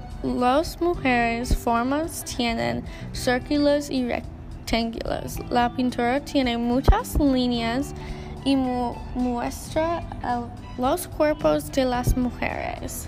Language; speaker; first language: Spanish; non-native, learner; English